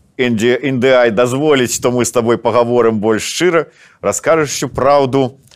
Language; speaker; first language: Belarusian; native; Belarusian